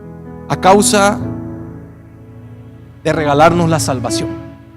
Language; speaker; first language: Spanish; native; Spanish